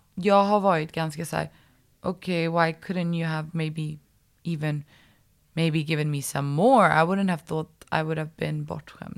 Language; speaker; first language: English; early bilingual, other home language; Swedish